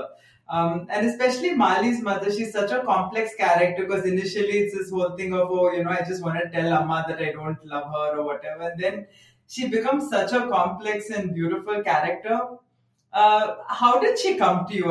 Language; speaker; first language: English; non-native, local second language; Tamil